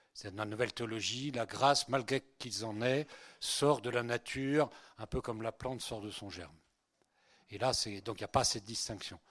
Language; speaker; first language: French; early bilingual, other home language; Spanish